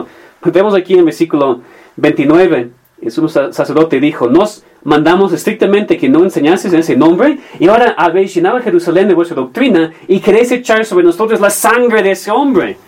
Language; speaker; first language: Spanish; non-native, fluent; English